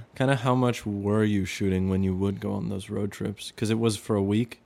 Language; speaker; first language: English; early bilingual, other home language; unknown